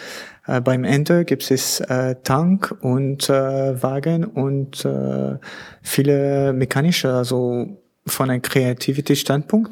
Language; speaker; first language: German; non-native, learner; French